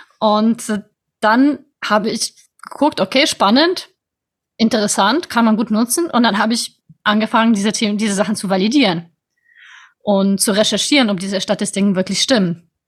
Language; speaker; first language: German; non-native, fluent; Polish